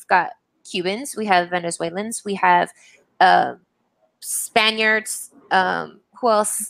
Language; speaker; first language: English; native; English